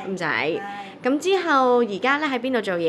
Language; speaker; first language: Chinese; non-native, local second language; Cantonese